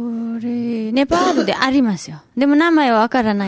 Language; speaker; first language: Japanese; non-native, learner; Nepali